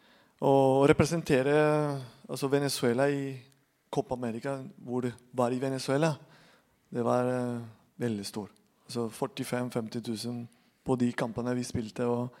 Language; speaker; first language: Norwegian; non-native, fluent; Spanish